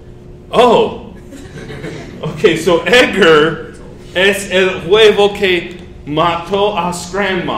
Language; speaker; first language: Spanish; non-native, fluent; English